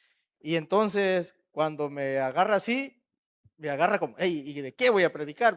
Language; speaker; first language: Spanish; native; Spanish